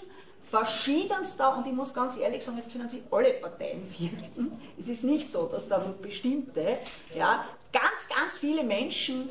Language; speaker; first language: German; native; German